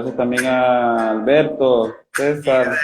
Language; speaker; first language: Spanish; native; Spanish